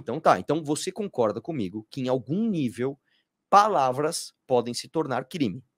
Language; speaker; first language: Portuguese; native; Portuguese